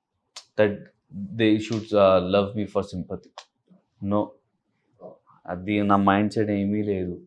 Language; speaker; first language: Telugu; non-native, learner; Urdu